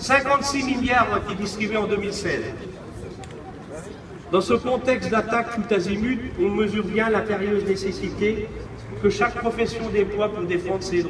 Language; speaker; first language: French; native; French